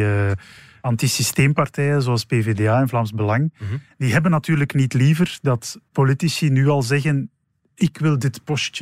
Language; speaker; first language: Dutch; native; Dutch